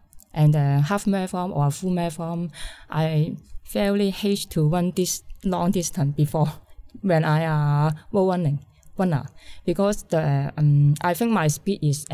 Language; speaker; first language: English; non-native, learner; Cantonese